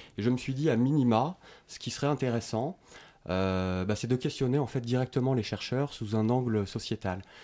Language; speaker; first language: French; native; French